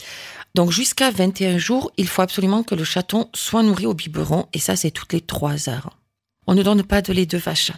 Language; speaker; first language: French; native; French